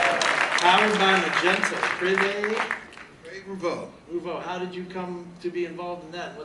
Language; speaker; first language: English; native; English